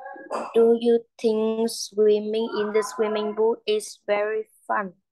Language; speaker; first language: English; non-native, learner; Vietnamese